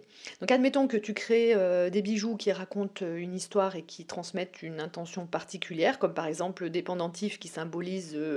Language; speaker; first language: French; native; French